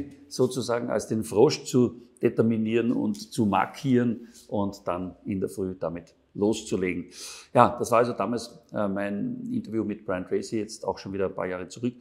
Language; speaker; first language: German; native; German